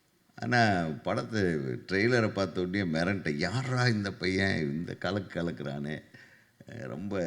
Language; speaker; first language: Tamil; native; Tamil